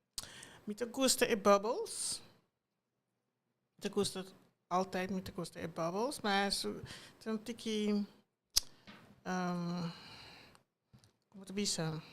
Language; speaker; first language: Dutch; non-native, local second language; Papiamento